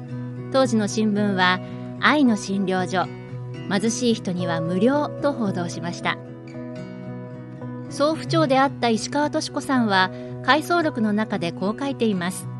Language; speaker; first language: Japanese; native; Japanese